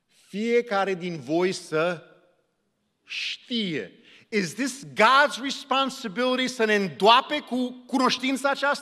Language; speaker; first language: Romanian; early bilingual, heritage; Romanian